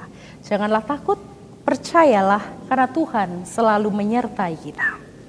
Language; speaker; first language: Indonesian; native; Indonesian